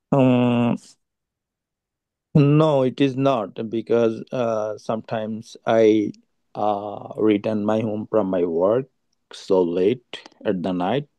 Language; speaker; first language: English; non-native, learner; Bangla